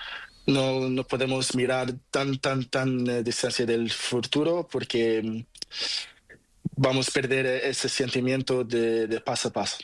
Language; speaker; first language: Spanish; non-native, learner; Portuguese